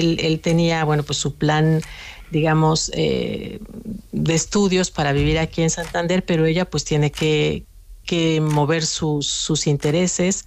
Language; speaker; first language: Spanish; native; Spanish